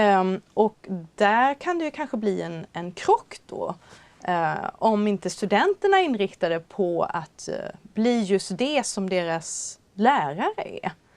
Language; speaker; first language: Swedish; native; Swedish